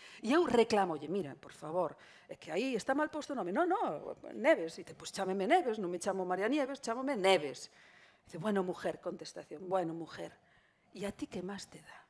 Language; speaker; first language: Galician; non-native, local second language; Spanish